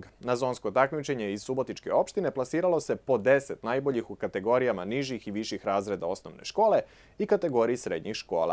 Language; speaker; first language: Serbian; native; Serbian